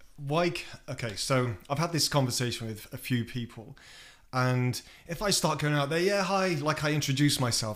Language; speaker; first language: English; native; English